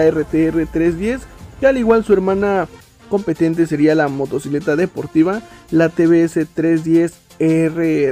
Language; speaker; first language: Spanish; native; Spanish